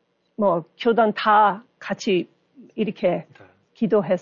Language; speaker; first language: Korean; non-native, learner; English